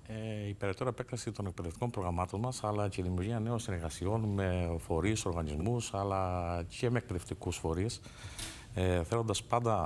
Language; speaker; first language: Greek; native; Greek